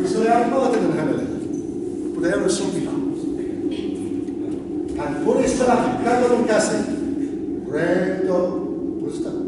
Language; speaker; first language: Finnish; non-native, learner; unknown